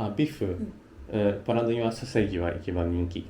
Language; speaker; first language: Japanese; non-native, learner; Polish